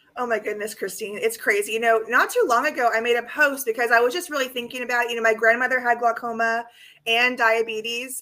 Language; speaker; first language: English; native; English